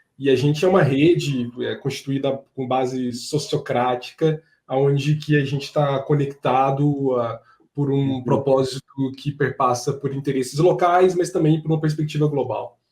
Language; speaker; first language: Portuguese; native; Portuguese